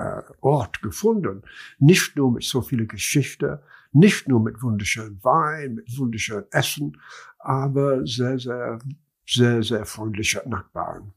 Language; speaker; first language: German; non-native, learner; English